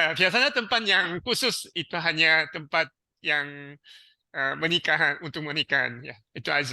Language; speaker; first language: Indonesian; non-native, learner; Korean